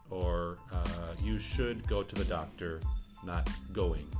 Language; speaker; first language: English; native; English